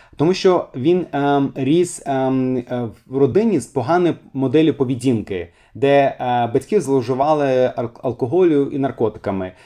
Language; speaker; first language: Ukrainian; non-native, fluent; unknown